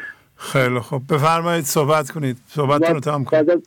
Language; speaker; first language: Persian; native; Persian